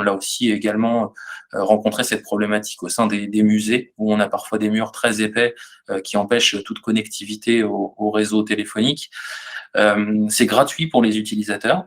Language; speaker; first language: French; native; French